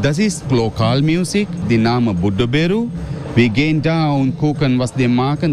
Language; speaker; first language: German; non-native, learner; Sinhala